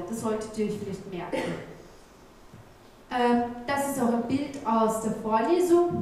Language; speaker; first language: German; native; German